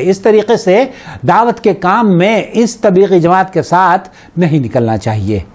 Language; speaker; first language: Urdu; native; Urdu